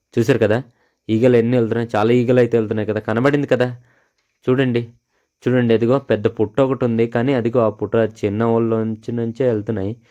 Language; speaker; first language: Telugu; non-native, local second language; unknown